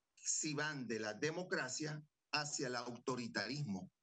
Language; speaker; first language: Spanish; native; Spanish